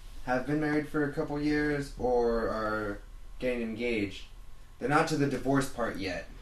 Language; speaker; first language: English; native; English